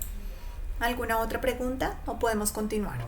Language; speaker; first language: Spanish; native; Spanish